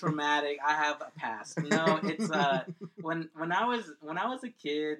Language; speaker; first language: English; early bilingual, other home language; Spanish